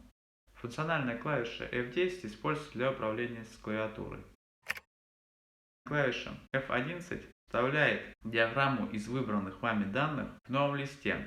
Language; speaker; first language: Russian; native; Russian